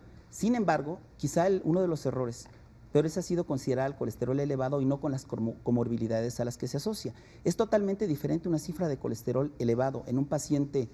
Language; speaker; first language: Spanish; native; Spanish